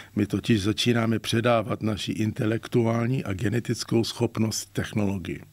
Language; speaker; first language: Czech; native; Czech